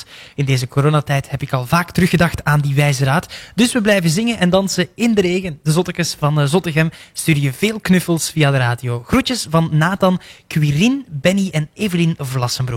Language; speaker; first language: Dutch; native; Dutch